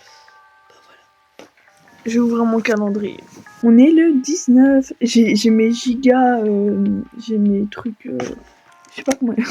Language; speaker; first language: French; native; French